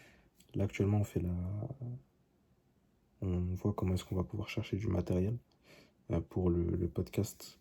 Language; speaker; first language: French; native; French